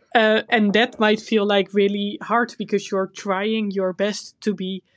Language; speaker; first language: English; non-native, fluent; Dutch